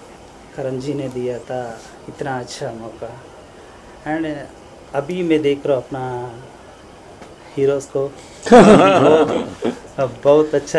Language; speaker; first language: Hindi; non-native, local second language; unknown